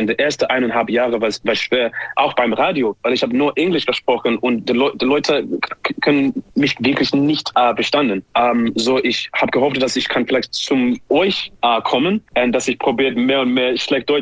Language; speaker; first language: German; non-native, learner; English